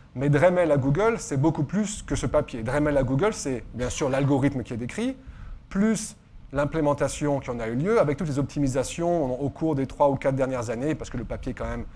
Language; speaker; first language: French; native; French